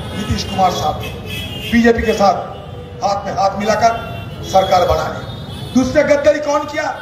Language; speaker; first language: Hindi; non-native, local second language; Bangla